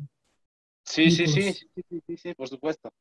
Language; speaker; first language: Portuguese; non-native, learner; Spanish